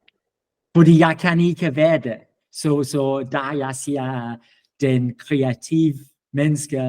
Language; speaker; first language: Danish; non-native, learner; English